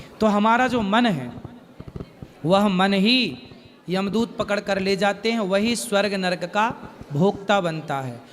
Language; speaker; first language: Hindi; native; Hindi